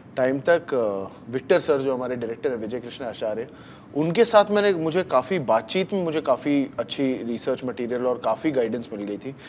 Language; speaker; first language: Hindi; native; Hindi